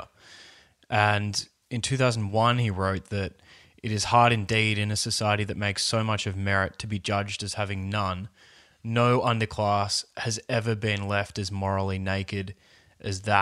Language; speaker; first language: English; native; English